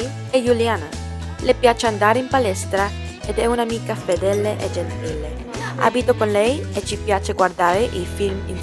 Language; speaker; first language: Italian; non-native, learner; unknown